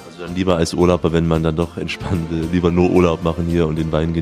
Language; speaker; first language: German; native; German